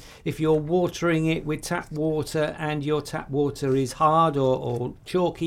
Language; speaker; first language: English; native; English